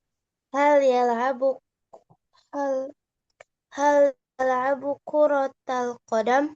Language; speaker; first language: Arabic; non-native, learner; Indonesian